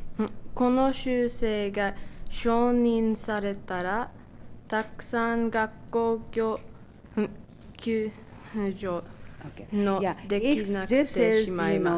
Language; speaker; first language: Japanese; non-native, learner; English